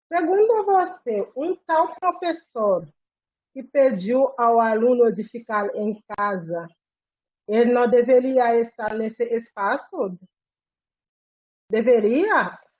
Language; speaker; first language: Portuguese; non-native, fluent; Haitian Creole